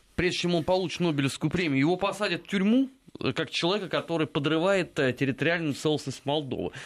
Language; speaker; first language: Russian; native; Russian